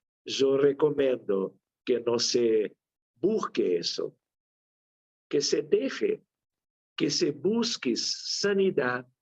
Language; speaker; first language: Spanish; non-native, fluent; Portuguese